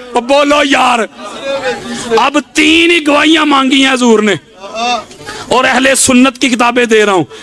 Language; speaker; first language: Urdu; non-native, local second language; Punjabi